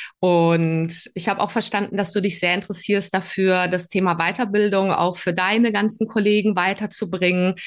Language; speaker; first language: German; native; German